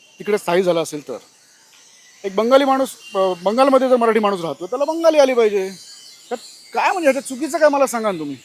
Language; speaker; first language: Marathi; non-native, local second language; Gujarati